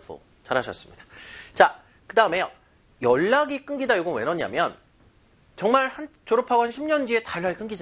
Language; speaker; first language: Korean; native; Korean